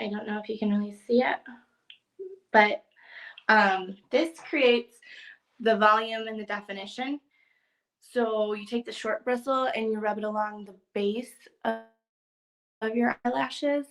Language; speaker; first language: English; native; English